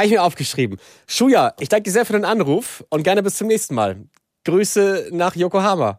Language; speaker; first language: German; native; German